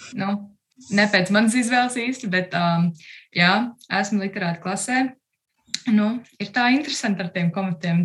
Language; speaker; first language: Latvian; early bilingual, heritage; Latvian